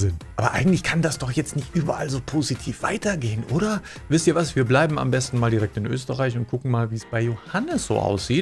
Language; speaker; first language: German; native; German